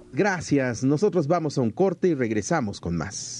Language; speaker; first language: Spanish; native; Spanish